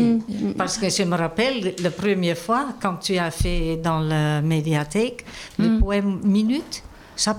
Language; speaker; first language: French; non-native, fluent; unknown